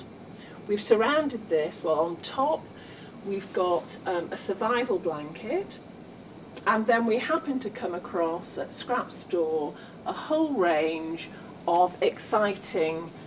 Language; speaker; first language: English; native; English